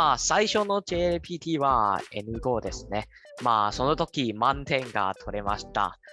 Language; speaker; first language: Japanese; non-native, learner; Cantonese